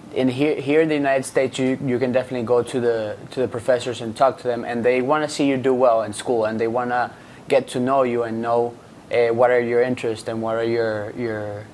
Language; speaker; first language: English; non-native, fluent; Spanish